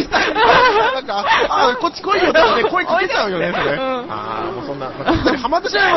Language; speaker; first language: Japanese; native; Japanese